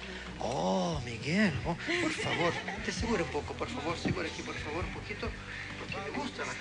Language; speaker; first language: Spanish; non-native, learner; Portuguese